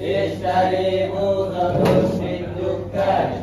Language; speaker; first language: Arabic; non-native, learner; Malay